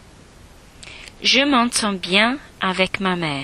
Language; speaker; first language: French; non-native, learner; English